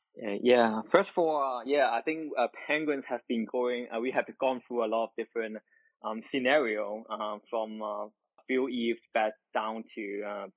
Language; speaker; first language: English; non-native, local second language; Cantonese